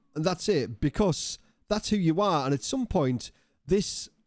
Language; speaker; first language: English; native; English